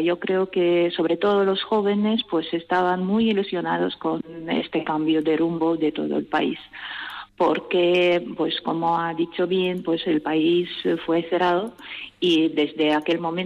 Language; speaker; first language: Spanish; non-native, fluent; Russian